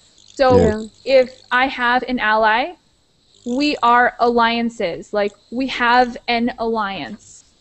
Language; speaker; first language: English; native; English